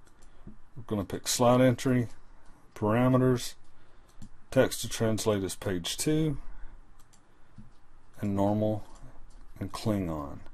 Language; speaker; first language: English; native; English